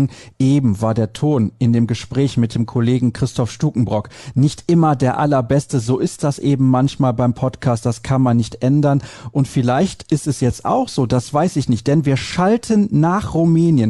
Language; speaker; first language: German; native; German